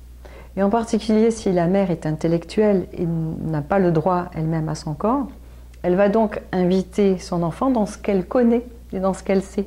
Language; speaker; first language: French; native; French